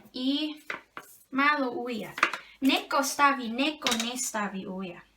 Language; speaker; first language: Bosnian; non-native, learner; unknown